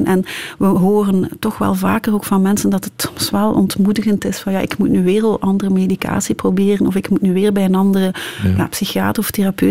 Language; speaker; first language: Dutch; native; Dutch